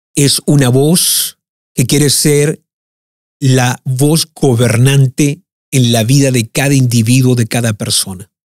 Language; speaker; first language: Spanish; early bilingual, heritage; Spanish